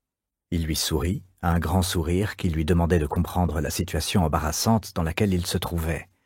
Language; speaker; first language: French; native; French